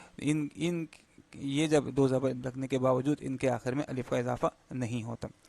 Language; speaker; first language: Urdu; native; Urdu